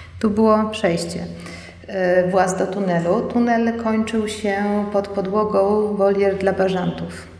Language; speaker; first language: Polish; native; Polish